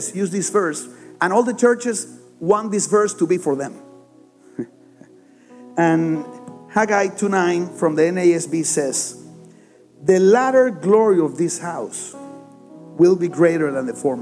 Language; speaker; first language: English; non-native, fluent; Spanish